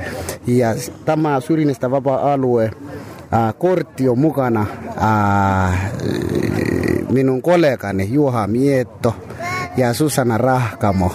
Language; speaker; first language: Finnish; non-native, fluent; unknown